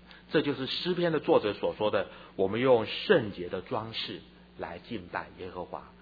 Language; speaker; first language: Chinese; native; Chinese